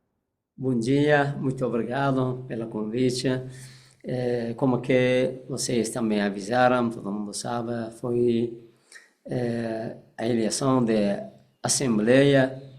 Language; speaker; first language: Portuguese; non-native, fluent; Persian